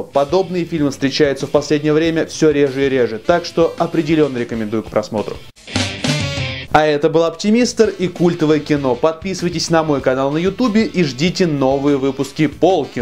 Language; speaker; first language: Russian; native; Russian